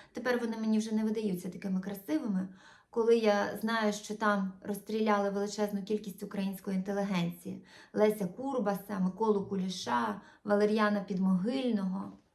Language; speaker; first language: Ukrainian; non-native, local second language; Russian